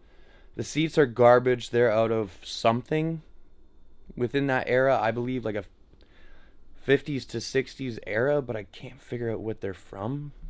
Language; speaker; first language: English; native; English